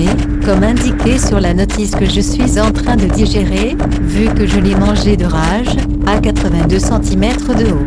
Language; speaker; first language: French; native; French